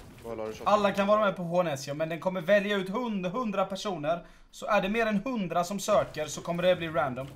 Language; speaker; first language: Swedish; native; Swedish